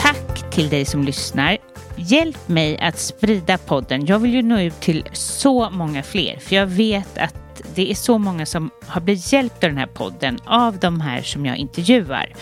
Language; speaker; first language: Swedish; native; Swedish